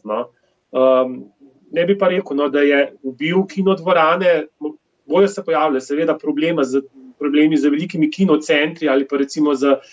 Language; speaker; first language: Slovenian; native; Slovenian